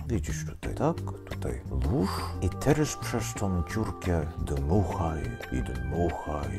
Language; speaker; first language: Polish; early bilingual, heritage; Polish